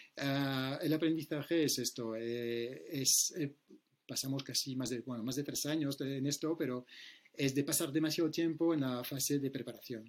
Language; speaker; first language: Spanish; non-native, fluent; French